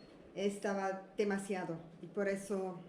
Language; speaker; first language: Spanish; non-native, learner; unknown